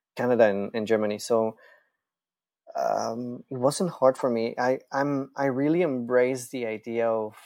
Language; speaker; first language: English; non-native, fluent; Spanish